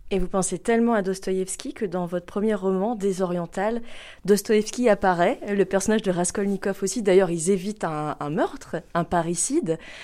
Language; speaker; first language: French; native; French